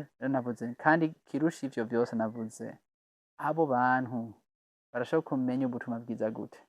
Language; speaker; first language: Rundi; non-native, fluent; English